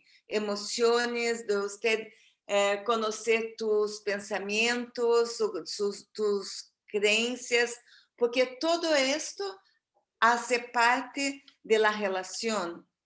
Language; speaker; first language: Spanish; non-native, fluent; Portuguese